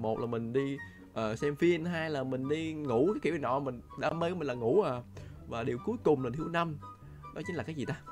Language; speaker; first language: Vietnamese; non-native, local second language; Chinese